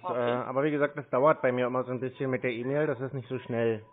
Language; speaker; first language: German; native; German